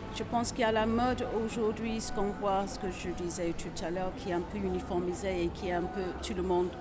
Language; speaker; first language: French; non-native, fluent; English